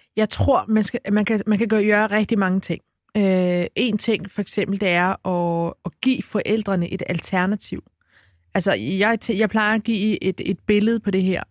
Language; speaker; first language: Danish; early bilingual, other home language; Arabic